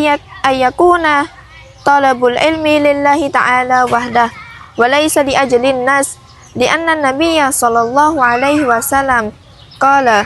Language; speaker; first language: Arabic; non-native, learner; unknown